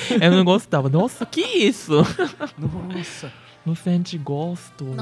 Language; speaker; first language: Portuguese; early bilingual, heritage; Japanese